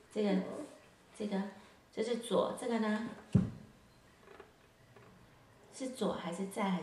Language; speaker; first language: Chinese; native; Chinese